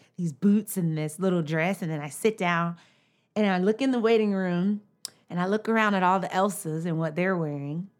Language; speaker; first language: English; native; English